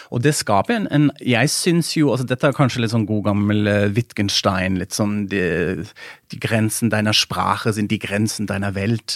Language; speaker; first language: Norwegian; non-native, fluent; German